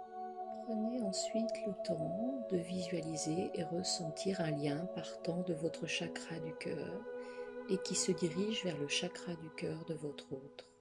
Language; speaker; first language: French; native; French